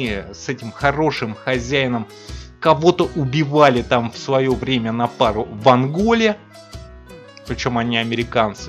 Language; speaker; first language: Russian; native; Russian